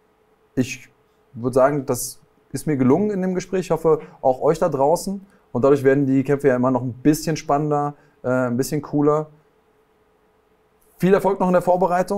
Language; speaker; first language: German; native; German